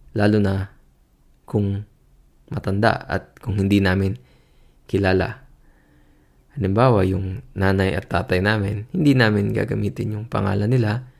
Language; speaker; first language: Filipino; native; Filipino